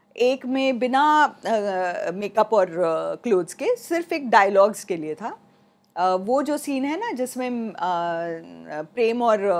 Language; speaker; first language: Hindi; non-native, local second language; Marathi